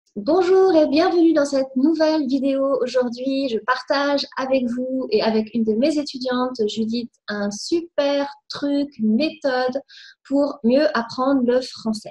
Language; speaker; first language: French; native; French